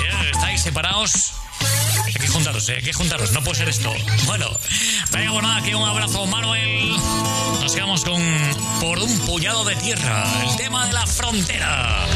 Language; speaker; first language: Spanish; native; Spanish